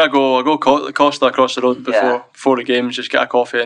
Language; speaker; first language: English; native; English